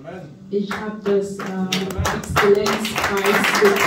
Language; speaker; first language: German; non-native, fluent; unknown